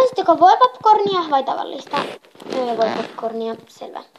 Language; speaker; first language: Finnish; native; Finnish